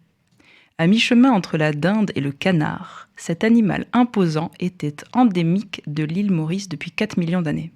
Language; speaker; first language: French; native; French